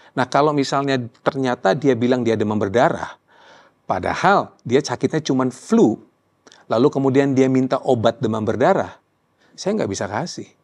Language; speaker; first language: Indonesian; native; Indonesian